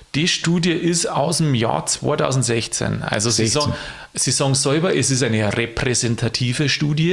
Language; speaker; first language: German; native; German